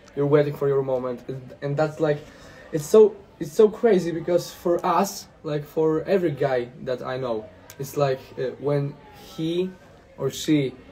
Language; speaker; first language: English; non-native, fluent; Polish